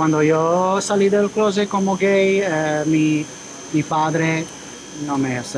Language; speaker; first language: Spanish; non-native, learner; English